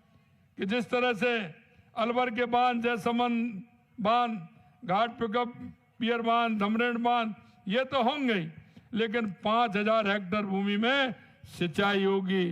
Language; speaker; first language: Hindi; native; Hindi